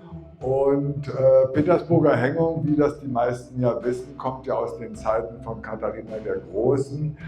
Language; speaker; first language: German; native; German